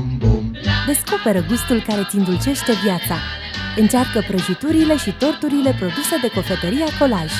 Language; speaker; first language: Romanian; native; Romanian